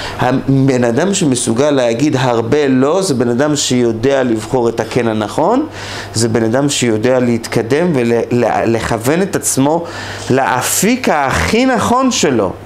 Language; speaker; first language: Hebrew; native; Hebrew